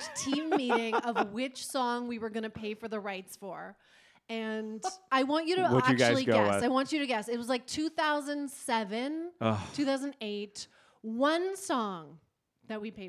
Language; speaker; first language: English; native; English